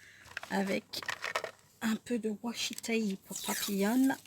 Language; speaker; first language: French; native; French